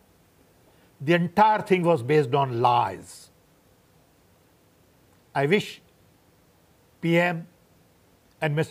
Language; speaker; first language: English; non-native, local second language; Gujarati